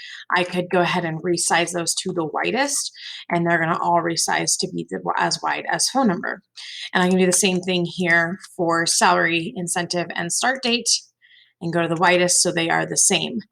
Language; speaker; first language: English; native; English